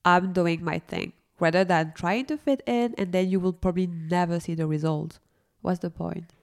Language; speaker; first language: English; non-native, fluent; French